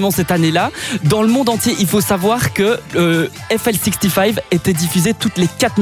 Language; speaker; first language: French; native; French